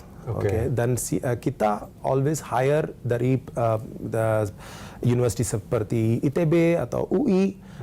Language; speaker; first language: Indonesian; non-native, learner; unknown